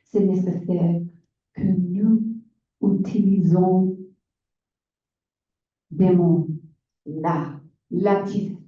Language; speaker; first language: French; non-native, learner; English